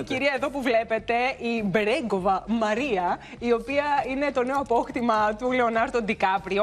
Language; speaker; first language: Greek; native; Greek